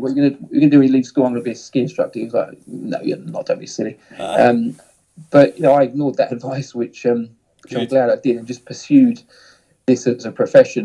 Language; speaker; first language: English; native; English